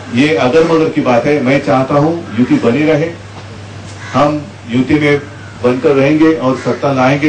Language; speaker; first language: Hindi; non-native, local second language; Marathi